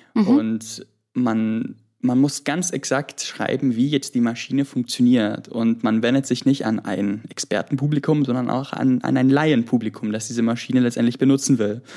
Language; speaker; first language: German; early bilingual, other home language; Greek